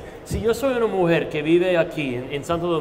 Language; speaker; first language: Spanish; non-native, fluent; English